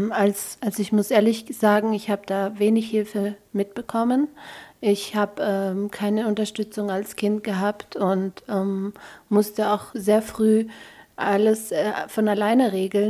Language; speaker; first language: German; early bilingual, other home language; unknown